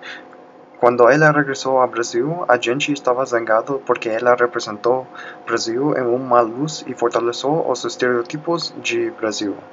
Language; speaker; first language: Portuguese; non-native, learner; Spanish